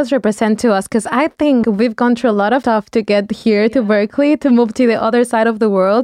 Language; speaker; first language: English; non-native, fluent; Spanish